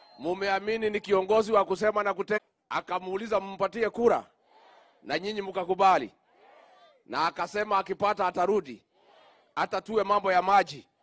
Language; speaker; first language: Swahili; non-native, local second language; Kikuyu